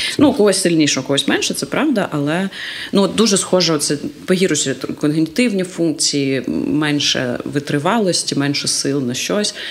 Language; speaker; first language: Ukrainian; non-native, local second language; Russian